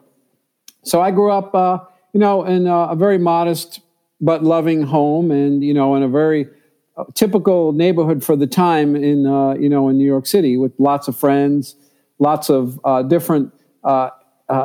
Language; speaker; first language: English; native; English